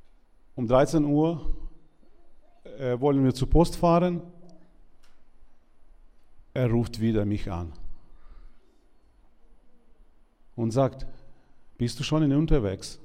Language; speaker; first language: German; non-native, learner; Ukrainian